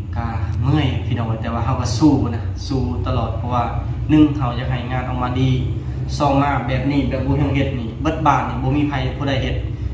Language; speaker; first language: Lao; non-native, local second language; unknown